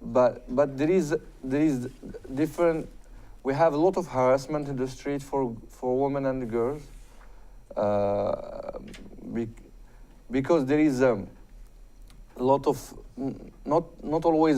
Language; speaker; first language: English; non-native, fluent; Arabic